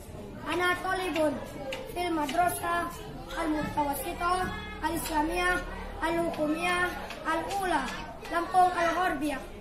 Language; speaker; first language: Arabic; non-native, learner; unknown